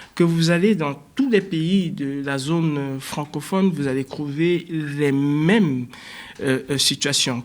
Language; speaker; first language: French; native; French